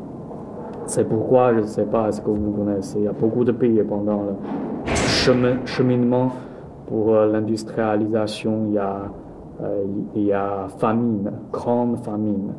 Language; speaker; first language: French; non-native, learner; Chinese